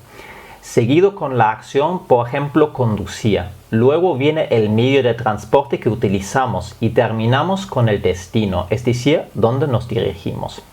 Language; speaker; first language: Spanish; non-native, fluent; German